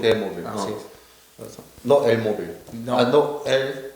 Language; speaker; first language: Spanish; non-native, learner; Korean